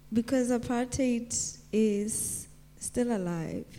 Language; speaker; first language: English; non-native, local second language; Tswana